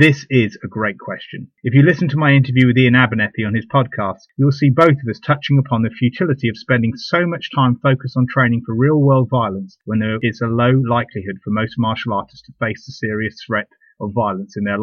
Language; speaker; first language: English; native; English